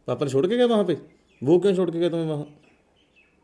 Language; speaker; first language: Hindi; non-native, local second language; Punjabi